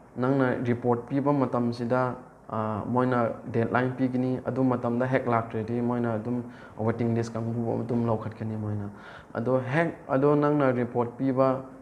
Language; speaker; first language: Manipuri; non-native, local second language; Rongmei Naga